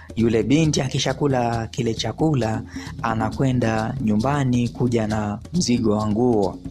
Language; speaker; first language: Swahili; non-native, local second language; Luyia